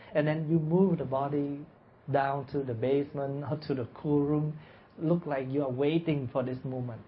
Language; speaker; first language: English; non-native, fluent; Vietnamese